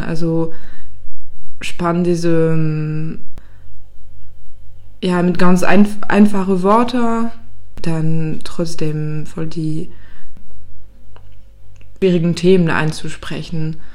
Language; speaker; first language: German; non-native, fluent; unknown